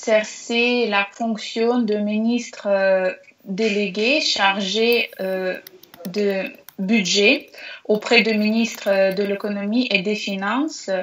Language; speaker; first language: French; non-native, learner; Russian